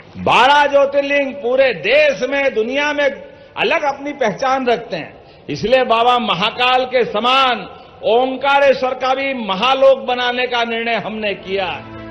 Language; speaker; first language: Hindi; native; Hindi